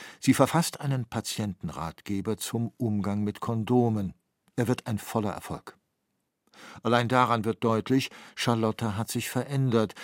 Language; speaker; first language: German; native; German